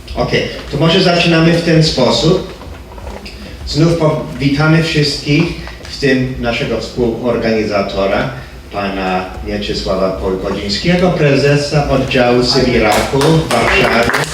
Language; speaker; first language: Polish; early bilingual, heritage; Polish